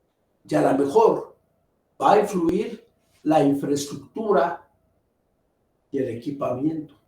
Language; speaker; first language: Spanish; native; Spanish